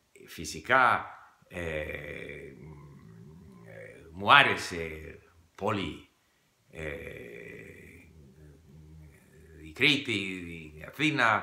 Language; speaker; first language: Greek; non-native, learner; English